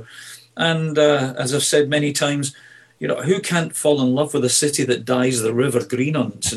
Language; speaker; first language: English; native; English